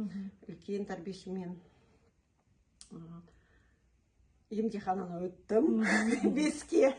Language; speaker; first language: Kazakh; non-native, local second language; Russian